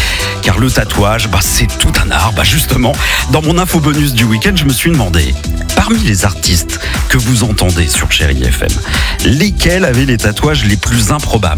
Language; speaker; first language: French; native; French